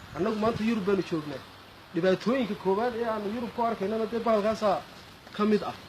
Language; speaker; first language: Somali; native; Somali